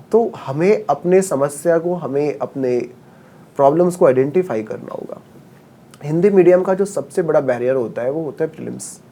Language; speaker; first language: Hindi; non-native, local second language; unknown